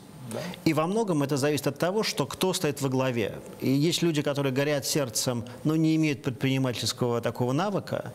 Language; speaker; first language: Russian; native; Russian